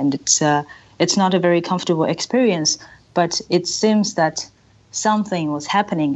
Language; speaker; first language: English; non-native, local second language; Chinese